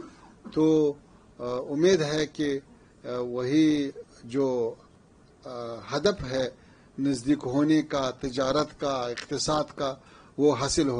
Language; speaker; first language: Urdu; non-native, fluent; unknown